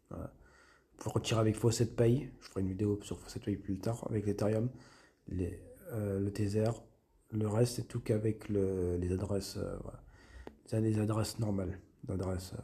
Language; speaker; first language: French; native; French